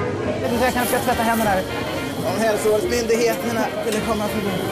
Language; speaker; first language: Swedish; native; Swedish